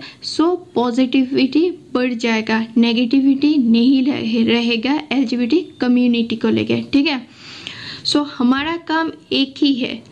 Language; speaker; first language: Hindi; non-native, local second language; Assamese